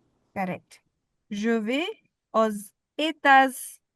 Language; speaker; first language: French; non-native, fluent; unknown